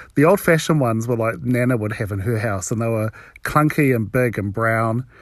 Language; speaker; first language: English; native; English